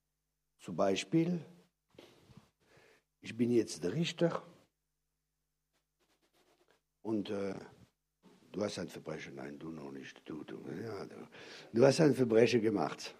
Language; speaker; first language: German; non-native, fluent; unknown